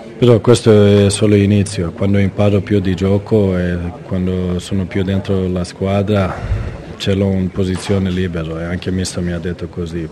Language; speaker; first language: Italian; non-native, learner; Swedish